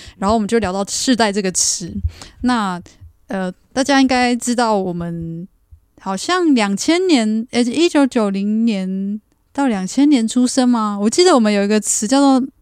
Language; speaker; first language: Chinese; native; Chinese